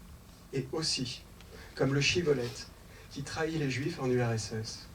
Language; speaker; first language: French; native; French